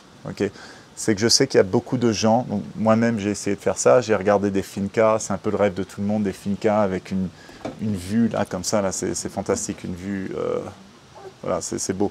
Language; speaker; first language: French; native; French